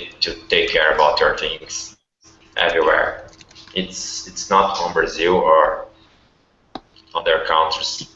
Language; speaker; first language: English; non-native, learner; Portuguese